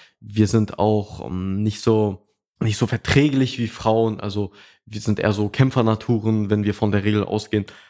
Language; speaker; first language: German; early bilingual, other home language; Russian